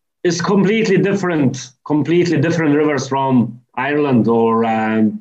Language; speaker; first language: English; non-native, fluent; Lithuanian